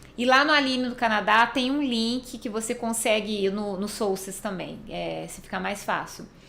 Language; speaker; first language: Portuguese; native; Portuguese